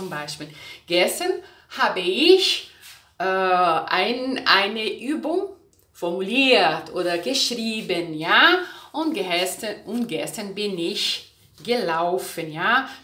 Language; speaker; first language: German; non-native, fluent; Portuguese